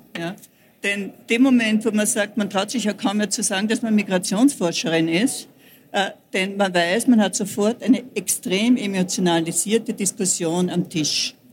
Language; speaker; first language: German; native; German